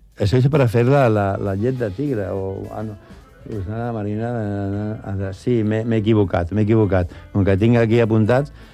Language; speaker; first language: Catalan; non-native, local second language; Spanish